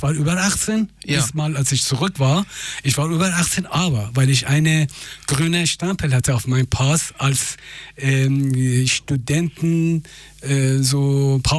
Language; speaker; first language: German; non-native, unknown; Persian